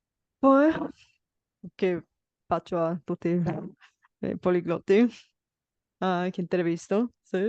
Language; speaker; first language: Italian; non-native, fluent; Bulgarian